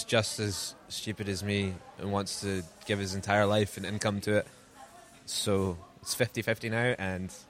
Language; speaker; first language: English; native; English